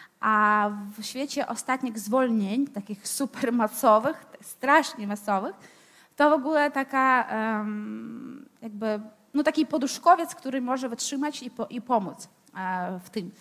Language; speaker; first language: Polish; non-native, fluent; Ukrainian